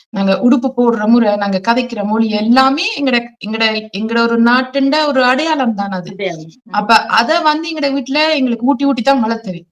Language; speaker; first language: Tamil; early bilingual, heritage; Tamil